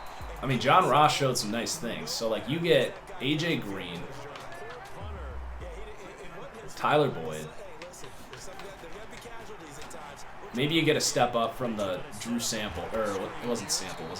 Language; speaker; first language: English; native; English